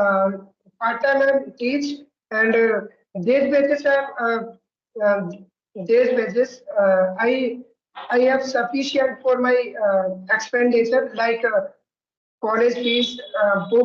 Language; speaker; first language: English; non-native, learner; Hindi